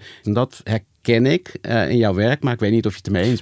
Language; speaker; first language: Dutch; native; Dutch